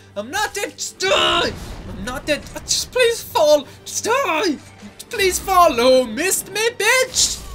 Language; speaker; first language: English; non-native, fluent; Persian